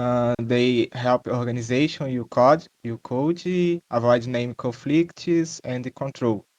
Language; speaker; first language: English; non-native, learner; Portuguese